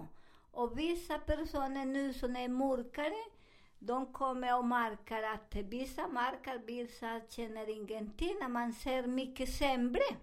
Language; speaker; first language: Swedish; non-native, fluent; Spanish